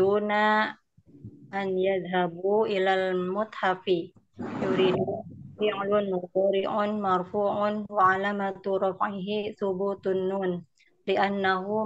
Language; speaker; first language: Arabic; non-native, learner; Indonesian